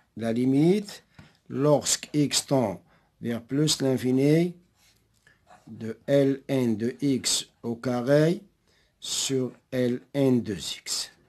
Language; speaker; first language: French; non-native, local second language; Arabic